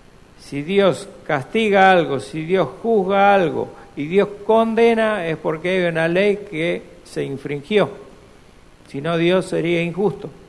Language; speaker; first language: Spanish; native; Spanish